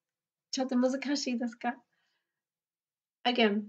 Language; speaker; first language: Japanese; non-native, fluent; English